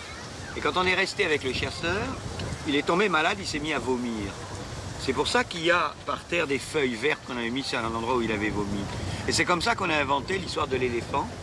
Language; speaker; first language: French; native; French